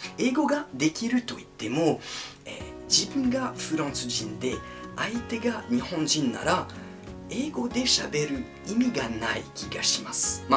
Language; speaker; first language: Japanese; non-native, fluent; French